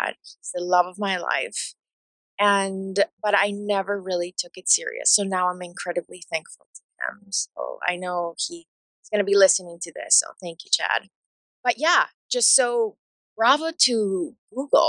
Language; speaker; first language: English; non-native, fluent; Spanish